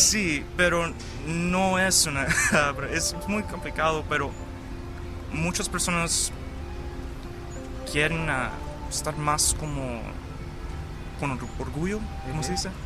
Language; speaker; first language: Spanish; early bilingual, heritage; English